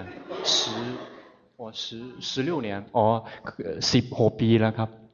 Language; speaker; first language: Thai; non-native, fluent; Chinese